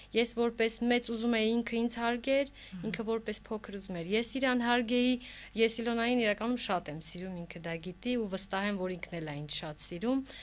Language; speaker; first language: Armenian; early bilingual, heritage; Armenian